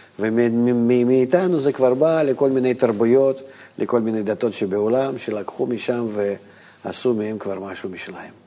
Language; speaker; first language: Hebrew; non-native, fluent; Russian